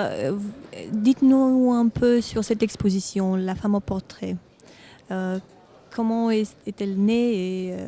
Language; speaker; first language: French; non-native, fluent; Romanian